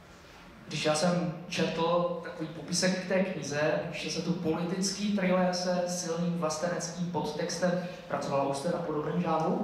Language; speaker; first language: Czech; native; Czech